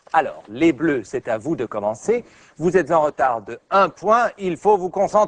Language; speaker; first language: French; native; French